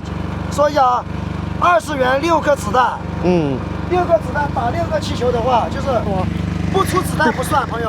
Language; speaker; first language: Chinese; native; Chinese